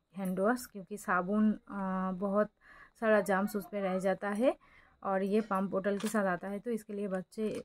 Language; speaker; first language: Hindi; non-native, local second language; Bangla